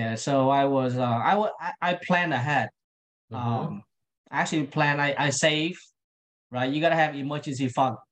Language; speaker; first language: English; non-native, fluent; Vietnamese